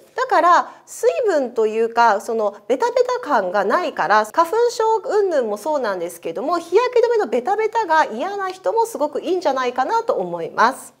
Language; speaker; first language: Japanese; native; Japanese